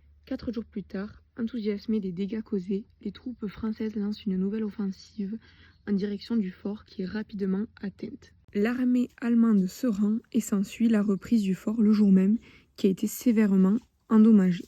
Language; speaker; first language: French; native; French